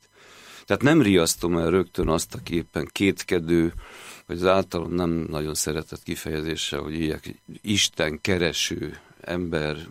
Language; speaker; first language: Hungarian; native; Hungarian